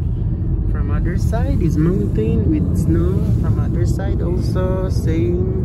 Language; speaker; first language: English; non-native, local second language; Filipino